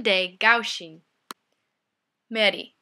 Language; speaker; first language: Chinese; non-native, learner; English